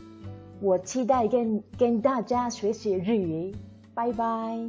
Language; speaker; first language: Chinese; non-native, learner; Japanese